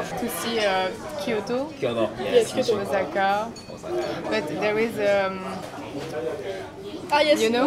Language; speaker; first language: English; non-native, learner; French